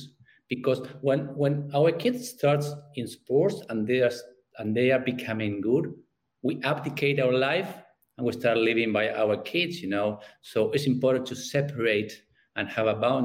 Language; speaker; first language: English; non-native, fluent; Spanish